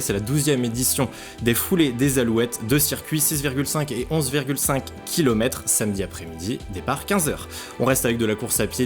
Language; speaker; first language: French; native; French